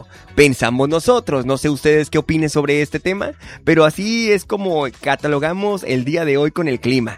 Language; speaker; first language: Spanish; native; Spanish